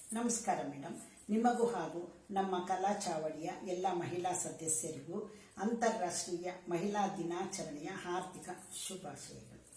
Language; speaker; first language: Kannada; native; Kannada